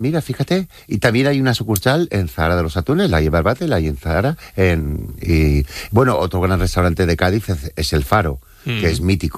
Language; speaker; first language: Spanish; native; Spanish